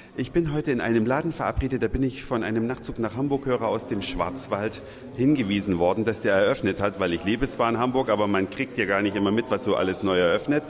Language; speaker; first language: German; native; German